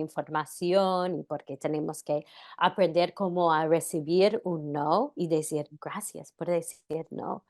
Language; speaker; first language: Spanish; non-native, fluent; English